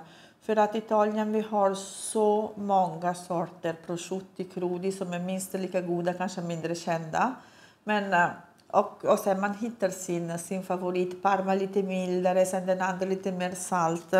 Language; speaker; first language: Swedish; non-native, fluent; Italian